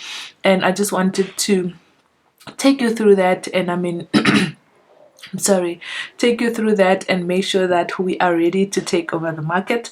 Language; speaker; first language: English; non-native, local second language; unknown